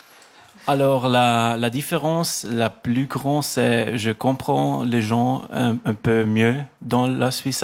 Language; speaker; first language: French; non-native, local second language; German